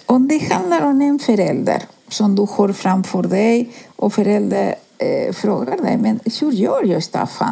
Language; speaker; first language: Swedish; non-native, fluent; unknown